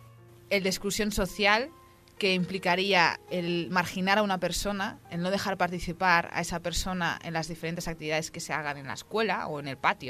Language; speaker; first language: Spanish; native; Spanish